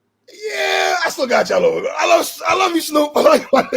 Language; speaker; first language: English; native; English